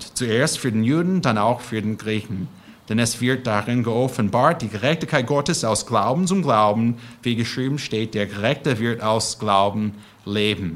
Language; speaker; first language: German; non-native, fluent; English